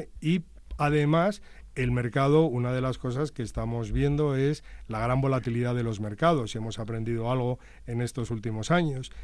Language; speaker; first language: Spanish; native; Spanish